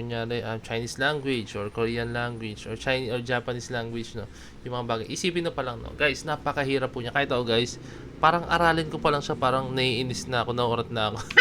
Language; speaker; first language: Filipino; native; Filipino